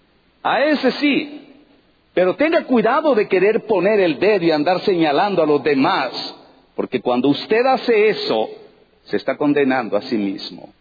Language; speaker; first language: Spanish; native; Spanish